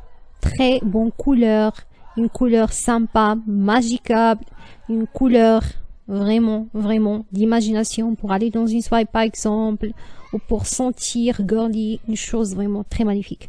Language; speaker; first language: French; non-native, learner; Arabic